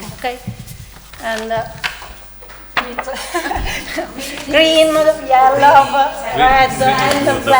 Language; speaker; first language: English; non-native, learner; Italian